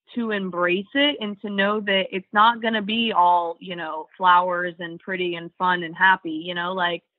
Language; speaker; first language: English; native; English